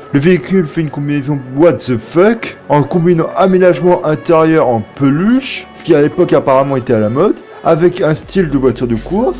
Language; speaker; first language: French; native; French